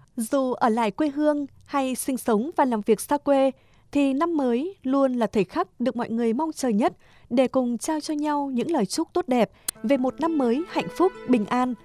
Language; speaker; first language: Vietnamese; native; Vietnamese